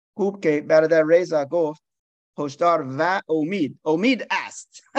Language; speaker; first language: Persian; non-native, learner; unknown